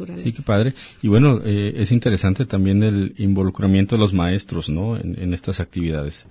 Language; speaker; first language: Spanish; native; Spanish